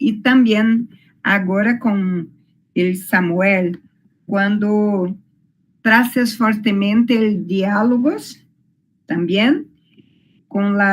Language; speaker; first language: Spanish; non-native, learner; Portuguese